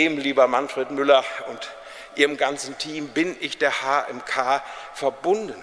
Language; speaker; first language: German; native; German